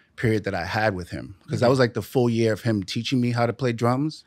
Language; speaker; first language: English; native; English